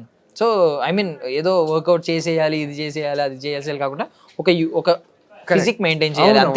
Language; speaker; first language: Telugu; native; Telugu